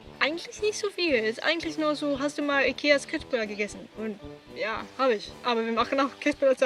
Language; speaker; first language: German; non-native, fluent; Swedish